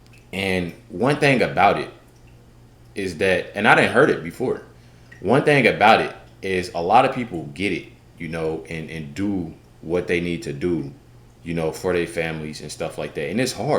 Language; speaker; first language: English; native; English